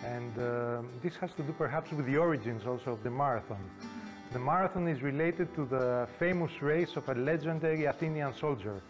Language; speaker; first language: English; non-native, fluent; Greek